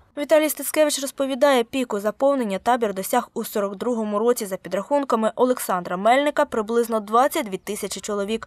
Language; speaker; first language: Ukrainian; native; Ukrainian